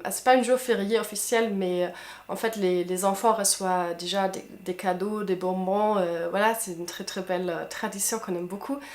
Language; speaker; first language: French; non-native, fluent; German